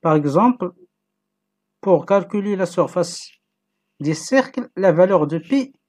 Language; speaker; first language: French; non-native, local second language; Arabic